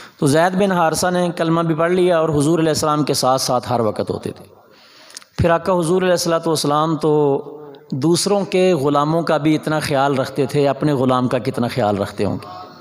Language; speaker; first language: Urdu; non-native, local second language; Punjabi